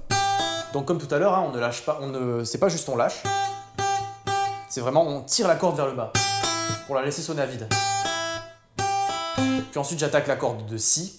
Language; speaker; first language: French; native; French